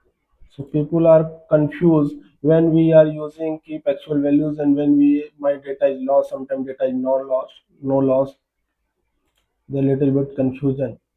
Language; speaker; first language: English; non-native, local second language; Hindi